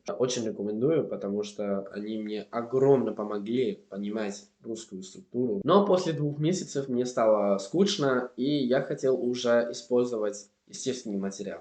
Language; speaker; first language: Russian; non-native, fluent; Spanish